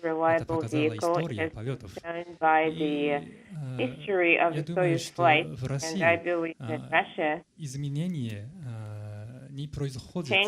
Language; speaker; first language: Russian; non-native, fluent; Japanese